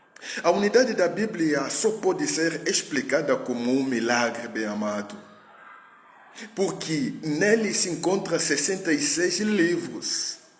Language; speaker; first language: Portuguese; non-native, fluent; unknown